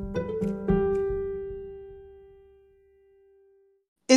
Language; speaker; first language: English; native; English